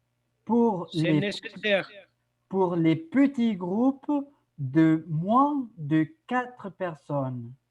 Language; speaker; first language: French; non-native, fluent; Spanish